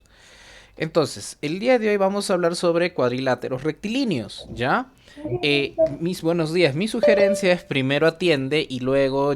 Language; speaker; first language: Spanish; native; Spanish